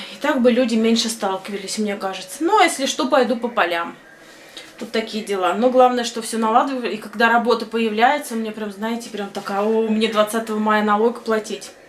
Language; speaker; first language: Russian; native; Russian